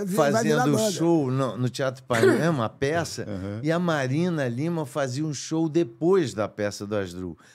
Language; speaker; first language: Portuguese; native; Portuguese